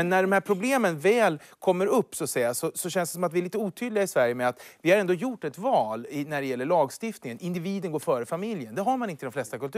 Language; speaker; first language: Swedish; native; Swedish